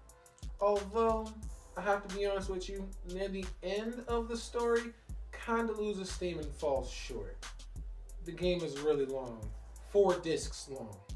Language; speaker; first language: English; native; English